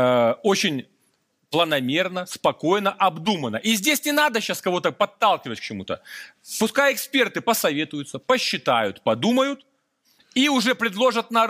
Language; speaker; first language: Russian; native; Russian